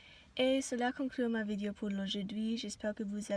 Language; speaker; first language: French; non-native, learner; English